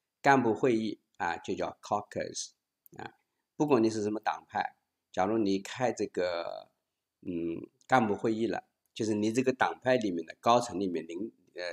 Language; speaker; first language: Chinese; native; Chinese